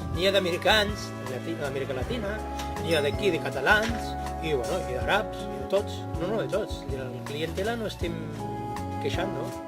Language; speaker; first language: Catalan; non-native, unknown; Riffian